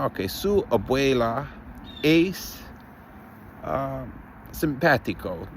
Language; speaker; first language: Spanish; non-native, learner; English